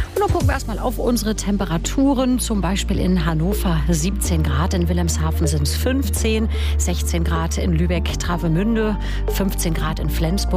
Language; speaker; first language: German; native; German